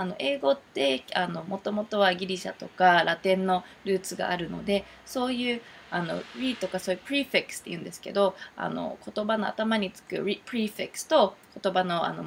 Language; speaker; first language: Japanese; early bilingual, heritage; Japanese